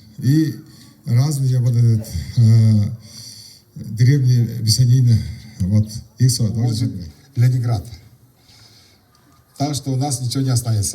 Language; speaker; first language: Russian; non-native, local second language; Tuvinian